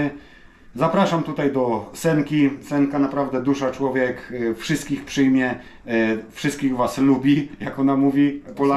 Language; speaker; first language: Polish; native; Polish